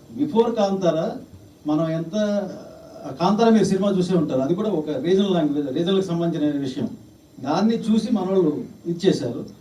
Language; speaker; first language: Telugu; non-native, learner; Kannada